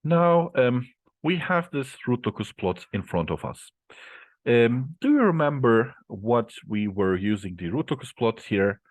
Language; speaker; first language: English; non-native, fluent; Turkish